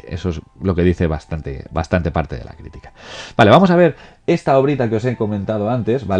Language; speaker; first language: Spanish; native; Spanish